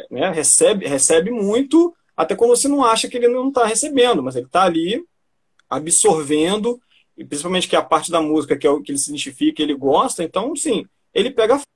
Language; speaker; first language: Portuguese; native; Portuguese